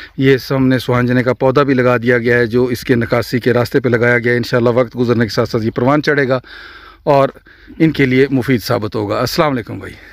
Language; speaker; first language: Urdu; non-native, local second language; Punjabi